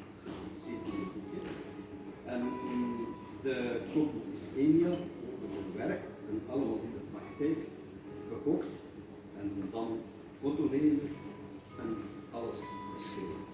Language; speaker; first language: Dutch; non-native, learner; Kurdish